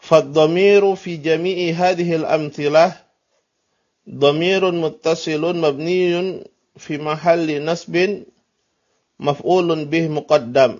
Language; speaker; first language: Arabic; non-native, fluent; Indonesian